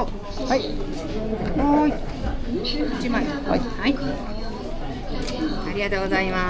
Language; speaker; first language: Japanese; native; Japanese